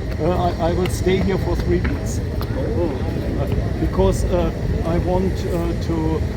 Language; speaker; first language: English; non-native, learner; German